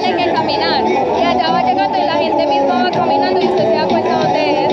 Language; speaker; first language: Spanish; native; Spanish